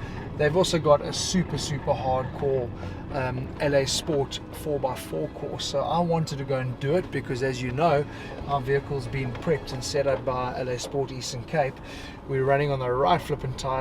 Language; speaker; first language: English; native; English